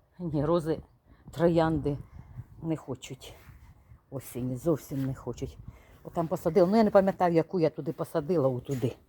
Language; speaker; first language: Ukrainian; native; Ukrainian